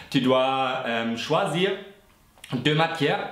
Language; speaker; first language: French; non-native, fluent; German